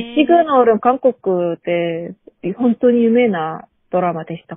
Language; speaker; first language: Japanese; non-native, learner; Korean